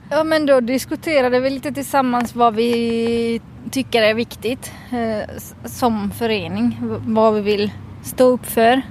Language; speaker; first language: Swedish; native; Swedish